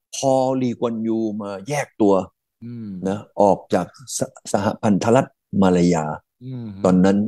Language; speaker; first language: Thai; native; Thai